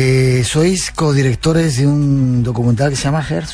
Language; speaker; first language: Spanish; native; Spanish